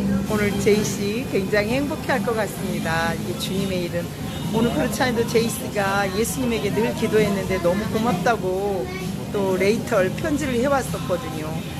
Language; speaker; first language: Korean; native; Korean